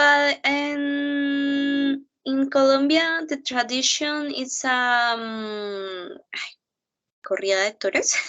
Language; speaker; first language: English; non-native, learner; Spanish